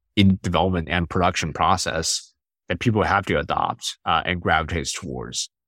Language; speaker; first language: English; non-native, fluent; Chinese